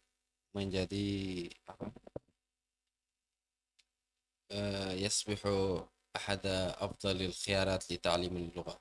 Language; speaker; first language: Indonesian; non-native, fluent; Arabic